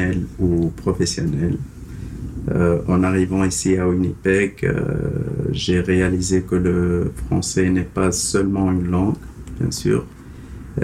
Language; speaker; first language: French; non-native, local second language; Arabic